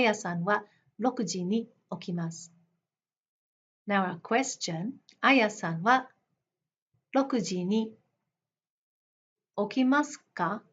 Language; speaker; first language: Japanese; non-native, fluent; English